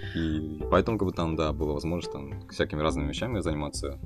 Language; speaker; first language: Russian; non-native, fluent; Kazakh